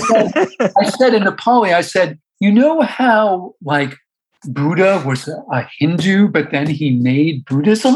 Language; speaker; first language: English; native; English